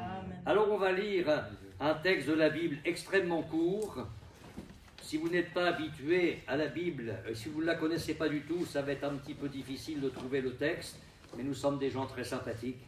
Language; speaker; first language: French; native; French